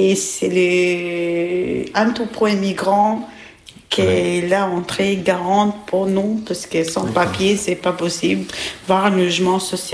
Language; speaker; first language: French; non-native, learner; Albanian